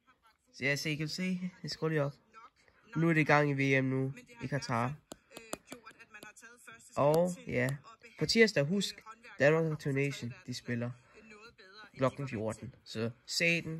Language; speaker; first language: Danish; non-native, learner; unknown